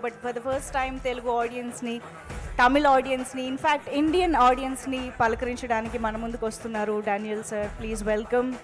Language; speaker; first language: Telugu; native; Telugu